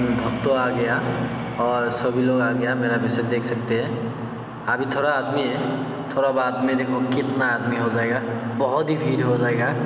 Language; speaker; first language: Hindi; non-native, local second language; Bangla